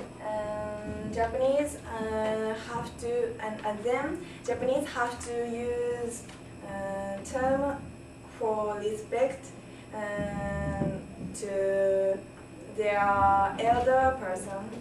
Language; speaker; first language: English; non-native, learner; Japanese